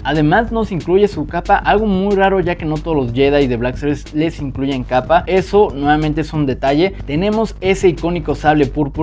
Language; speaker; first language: Spanish; native; Spanish